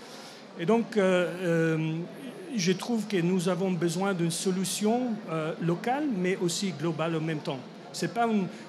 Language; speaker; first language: French; non-native, fluent; English